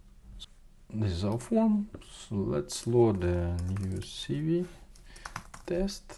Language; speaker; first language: English; non-native, fluent; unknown